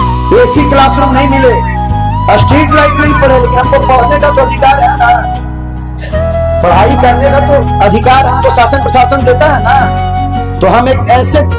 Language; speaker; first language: Hindi; native; Hindi